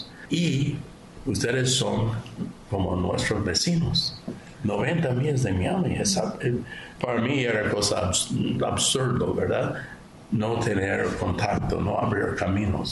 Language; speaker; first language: Spanish; non-native, fluent; English